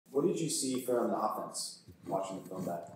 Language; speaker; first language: English; native; English